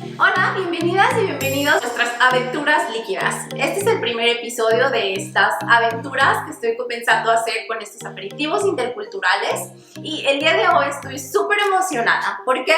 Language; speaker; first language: Spanish; native; Spanish